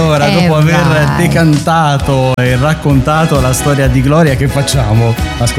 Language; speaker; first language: Italian; native; Italian